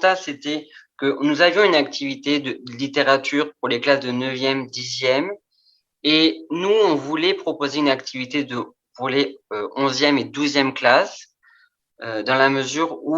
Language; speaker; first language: French; native; French